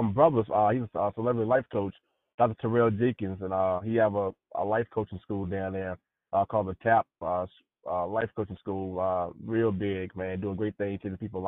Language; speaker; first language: English; native; English